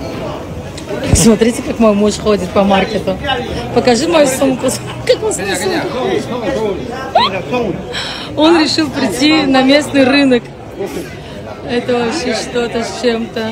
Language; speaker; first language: Russian; non-native, local second language; Uzbek